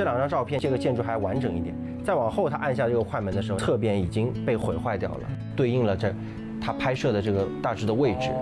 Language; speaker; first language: Chinese; native; Chinese